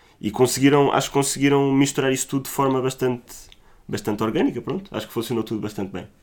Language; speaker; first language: Portuguese; native; Portuguese